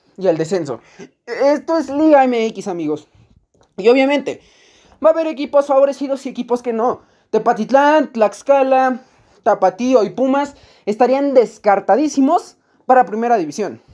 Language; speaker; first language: Spanish; native; Spanish